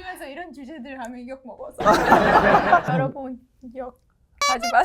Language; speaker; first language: Korean; non-native, learner; Persian